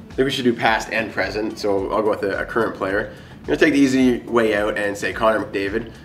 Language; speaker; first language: English; native; English